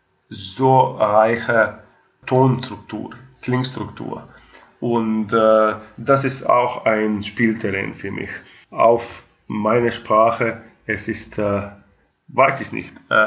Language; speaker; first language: German; non-native, fluent; Croatian